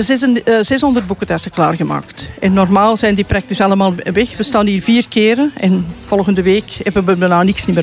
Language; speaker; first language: Dutch; native; Dutch